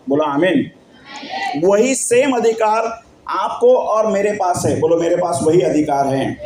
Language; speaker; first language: Hindi; non-native, local second language; Marathi